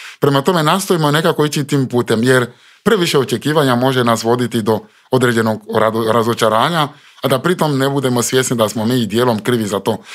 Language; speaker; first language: Croatian; non-native, fluent; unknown